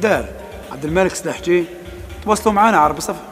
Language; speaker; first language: Arabic; native; Arabic